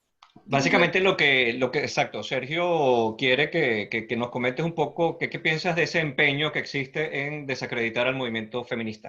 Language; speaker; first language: Spanish; native; Spanish